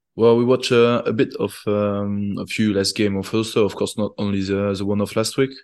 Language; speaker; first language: English; non-native, fluent; French